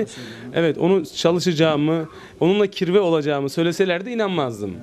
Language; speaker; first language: Turkish; native; Turkish